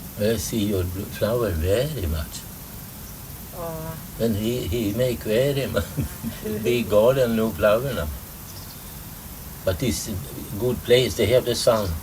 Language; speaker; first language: English; non-native, learner; Swedish